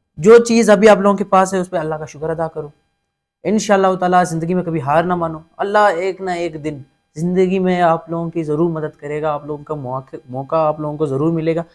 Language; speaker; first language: Urdu; non-native, local second language; Pashto